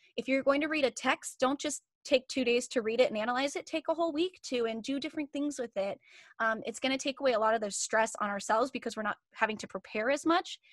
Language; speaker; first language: English; native; English